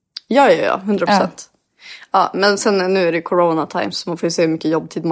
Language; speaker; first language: Swedish; native; Swedish